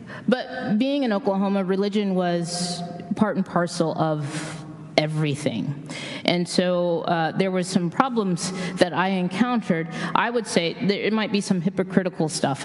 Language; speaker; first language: English; native; English